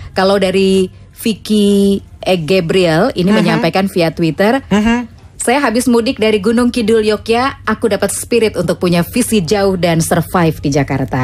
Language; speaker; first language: Indonesian; native; Indonesian